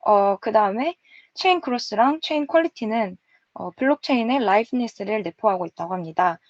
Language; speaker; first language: Korean; native; Korean